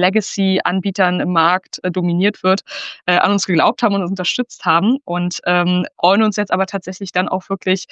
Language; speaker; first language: German; native; German